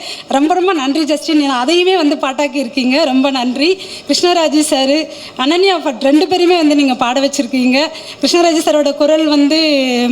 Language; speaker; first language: Tamil; native; Tamil